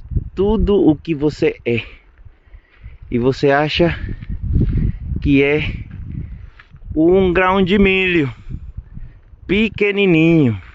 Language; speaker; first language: Portuguese; non-native, fluent; Spanish